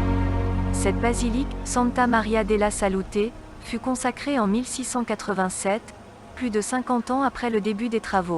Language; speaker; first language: French; native; French